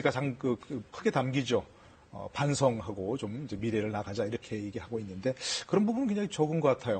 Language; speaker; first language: Korean; native; Korean